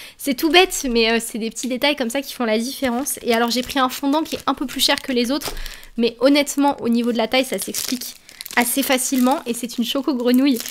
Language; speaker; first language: French; native; French